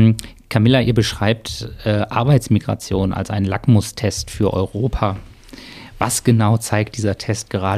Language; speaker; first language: German; native; German